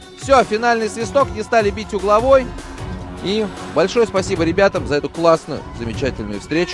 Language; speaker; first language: Russian; native; Russian